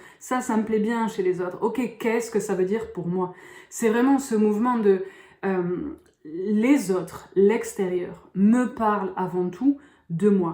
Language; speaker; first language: French; native; French